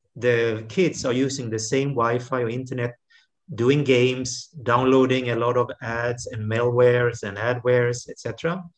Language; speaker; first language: English; non-native, fluent; Swedish